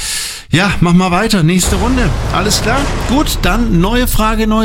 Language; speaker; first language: German; native; German